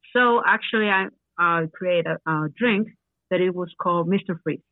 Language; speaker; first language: English; non-native, learner; Spanish